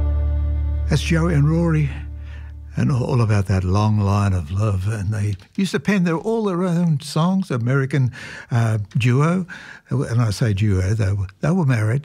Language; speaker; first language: English; native; English